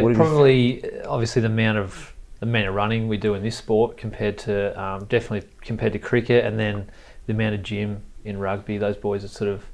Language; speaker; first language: English; native; English